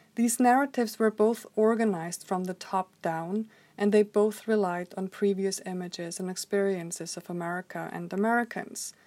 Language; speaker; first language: English; non-native, fluent; Icelandic